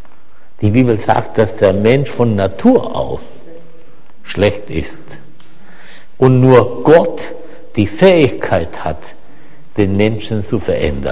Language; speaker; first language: German; non-native, fluent; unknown